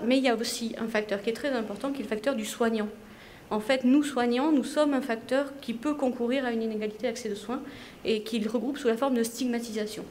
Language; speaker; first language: French; native; French